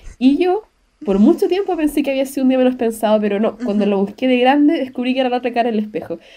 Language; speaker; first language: Spanish; native; Spanish